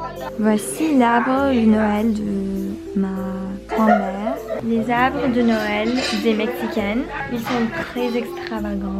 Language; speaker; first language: French; non-native, learner; English